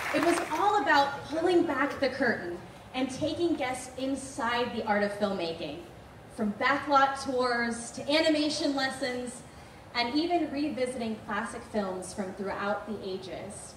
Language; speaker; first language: English; native; English